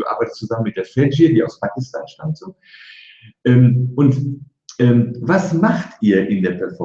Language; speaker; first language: German; native; German